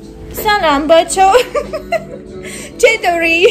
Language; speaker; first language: Persian; non-native, learner; Turkish